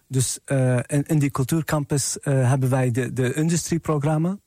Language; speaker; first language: Dutch; non-native, fluent; Arabic